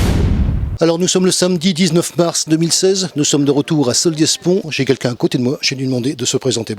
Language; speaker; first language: French; native; French